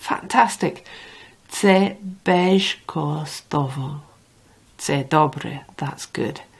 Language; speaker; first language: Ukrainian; non-native, learner; English